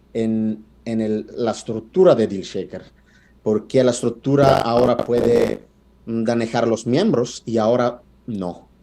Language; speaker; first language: Spanish; non-native, fluent; Italian